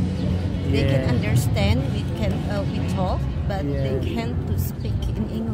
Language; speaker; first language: English; non-native, learner; Indonesian